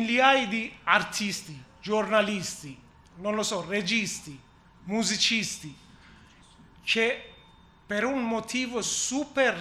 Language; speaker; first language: Italian; non-native, learner; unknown